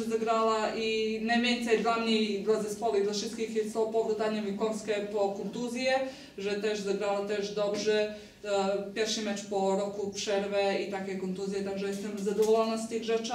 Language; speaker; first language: Polish; non-native, fluent; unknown